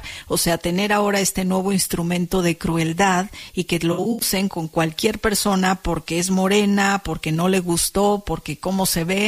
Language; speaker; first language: Spanish; native; Spanish